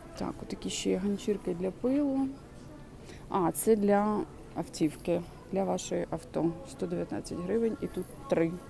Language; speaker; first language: Ukrainian; non-native, local second language; Russian